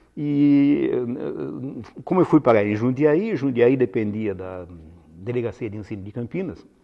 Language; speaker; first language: Portuguese; non-native, fluent; Italian